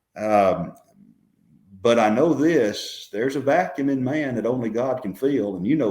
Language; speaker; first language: English; native; English